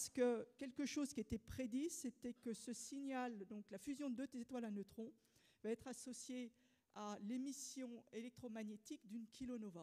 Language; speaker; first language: French; native; French